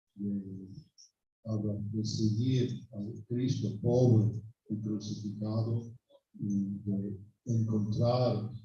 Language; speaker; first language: Spanish; non-native, fluent; English